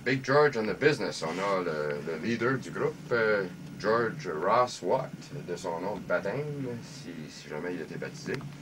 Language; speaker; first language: French; non-native, local second language; English